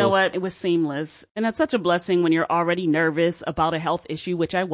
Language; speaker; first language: English; native; English